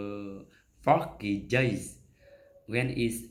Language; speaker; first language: English; non-native, learner; Vietnamese